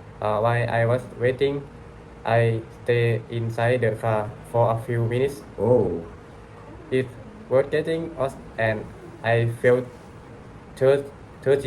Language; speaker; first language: English; non-native, learner; Thai